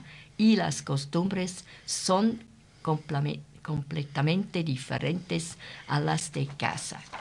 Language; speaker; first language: Spanish; non-native, learner; German